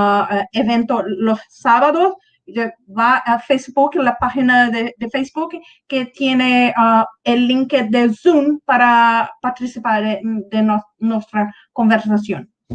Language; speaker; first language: Spanish; non-native, learner; Portuguese